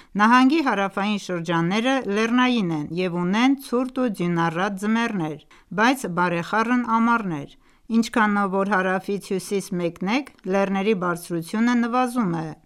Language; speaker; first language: Armenian; early bilingual, heritage; Armenian